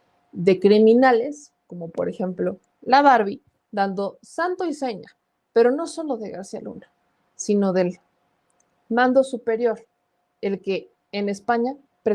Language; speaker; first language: Spanish; native; Spanish